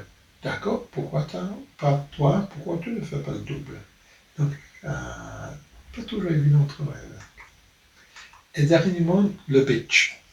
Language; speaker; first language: French; non-native, fluent; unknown